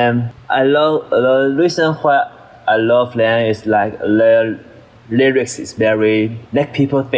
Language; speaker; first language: English; non-native, learner; Chinese